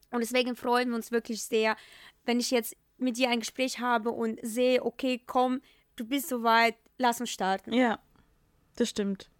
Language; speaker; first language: German; non-native, fluent; Ukrainian